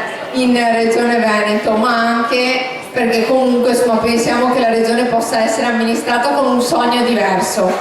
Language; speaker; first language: Italian; native; Italian